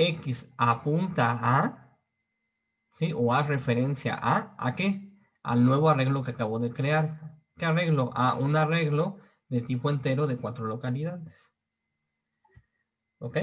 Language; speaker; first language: Spanish; native; Spanish